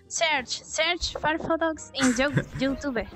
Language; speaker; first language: English; non-native, learner; Spanish